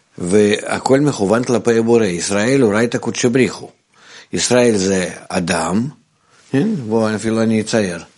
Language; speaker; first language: Hebrew; non-native, fluent; Russian